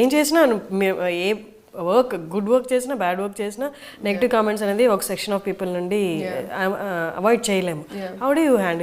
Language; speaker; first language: Telugu; native; Telugu